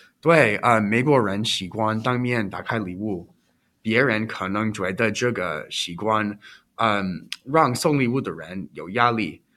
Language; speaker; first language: Chinese; non-native, learner; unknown